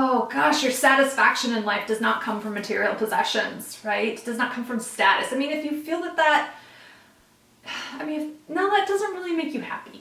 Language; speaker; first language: English; native; English